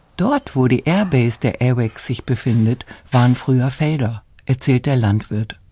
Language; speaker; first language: German; native; German